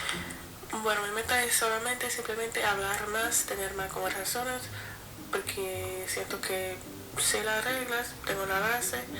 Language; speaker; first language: Spanish; non-native, fluent; English